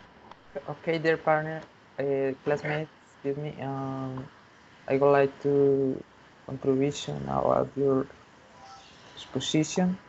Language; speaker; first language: English; non-native, learner; Spanish